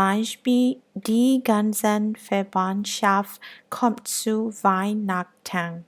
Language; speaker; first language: German; non-native, learner; Burmese